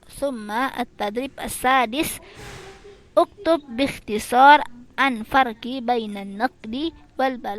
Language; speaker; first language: Arabic; non-native, fluent; Indonesian